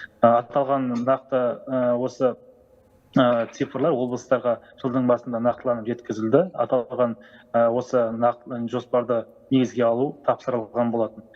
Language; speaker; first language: Kazakh; native; Kazakh